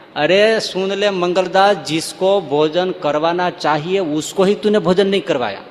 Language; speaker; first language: Hindi; non-native, local second language; Gujarati